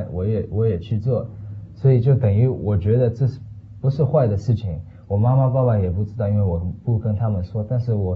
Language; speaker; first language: Chinese; early bilingual, heritage; Chinese